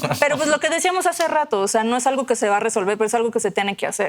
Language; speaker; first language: Spanish; native; Spanish